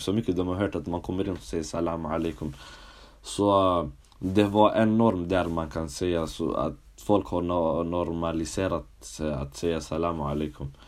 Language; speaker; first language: Swedish; early bilingual, other home language; Somali